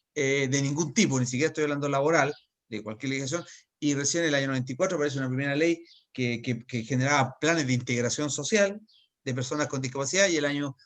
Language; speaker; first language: Spanish; native; Spanish